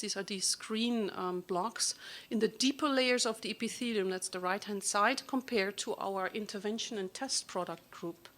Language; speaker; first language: English; non-native, fluent; German